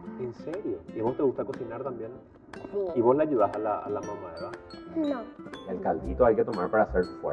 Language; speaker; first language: Spanish; native; Spanish